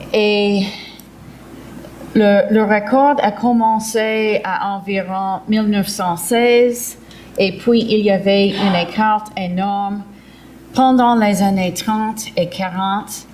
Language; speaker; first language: French; early bilingual, heritage; English